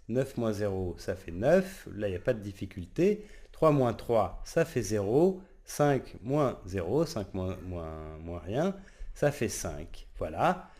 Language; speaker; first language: French; native; French